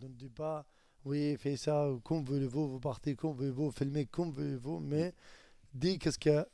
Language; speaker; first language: French; non-native, learner; Arabic